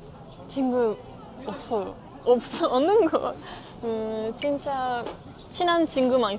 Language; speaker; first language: Korean; non-native, learner; Japanese